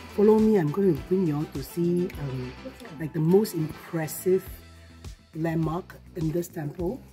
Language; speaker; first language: English; non-native, local second language; Chinese